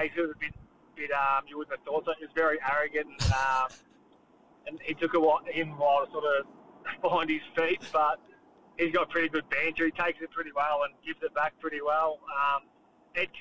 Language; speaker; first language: English; native; English